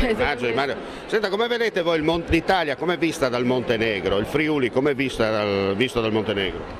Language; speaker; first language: Italian; native; Italian